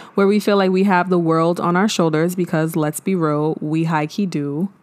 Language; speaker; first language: English; early bilingual, other home language; Haitian Creole